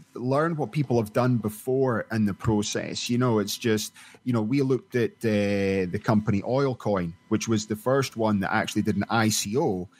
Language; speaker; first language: English; native; English